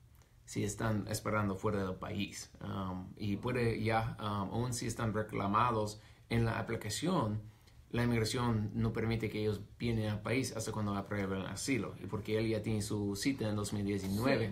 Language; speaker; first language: Spanish; non-native, fluent; English